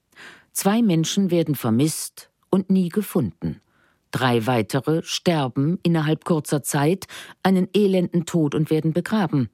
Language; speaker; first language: German; native; German